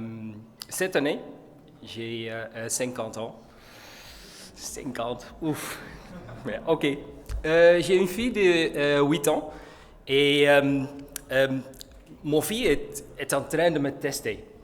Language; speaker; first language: French; non-native, learner; Dutch